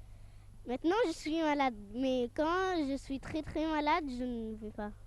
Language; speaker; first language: French; non-native, local second language; Arabic